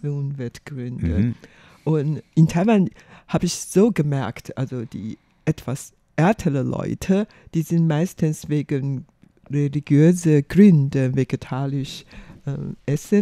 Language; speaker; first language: German; non-native, fluent; Chinese